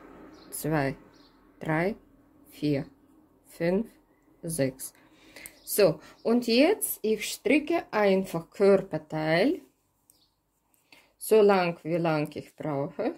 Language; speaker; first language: German; non-native, fluent; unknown